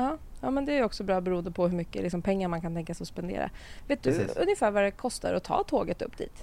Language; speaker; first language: Swedish; native; Swedish